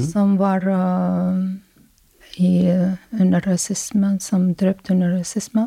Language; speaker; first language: Norwegian; non-native, fluent; Arabic